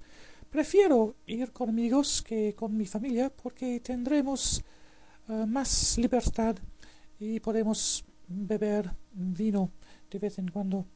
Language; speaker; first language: Spanish; non-native, learner; English